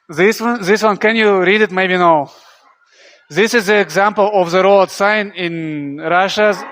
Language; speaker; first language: English; non-native, fluent; Russian